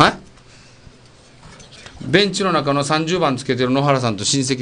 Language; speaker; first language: Japanese; native; Japanese